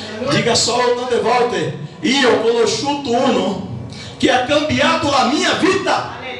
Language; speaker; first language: Italian; non-native, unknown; Portuguese